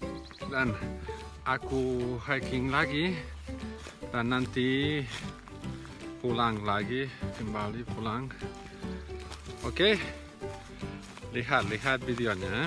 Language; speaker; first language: Indonesian; non-native, learner; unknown